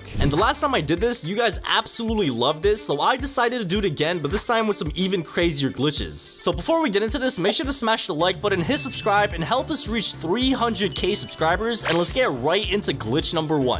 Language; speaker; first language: English; native; English